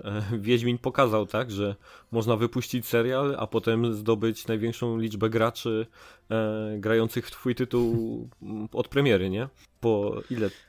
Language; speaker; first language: Polish; native; Polish